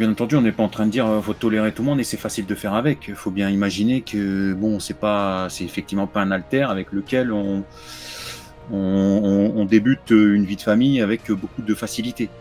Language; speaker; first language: French; native; French